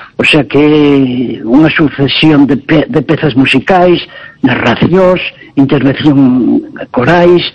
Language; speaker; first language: Galician; non-native, local second language; Spanish